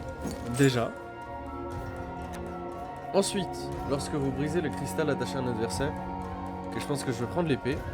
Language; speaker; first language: French; native; French